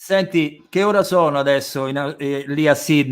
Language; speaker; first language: Italian; native; Italian